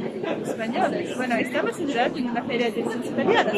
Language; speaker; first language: Spanish; non-native, fluent; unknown